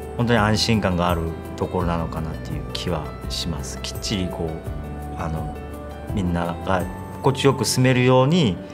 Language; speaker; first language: Japanese; non-native, fluent; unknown